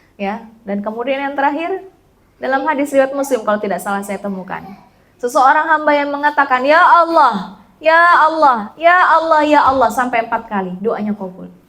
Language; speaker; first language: Indonesian; native; Indonesian